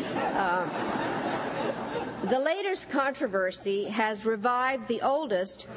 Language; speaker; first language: English; early bilingual, other home language; Czech